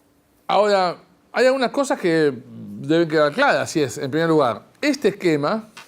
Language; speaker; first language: Spanish; native; Spanish